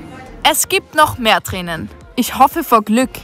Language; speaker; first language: German; native; German